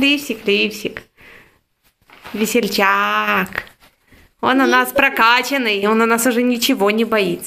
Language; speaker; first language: Russian; native; Russian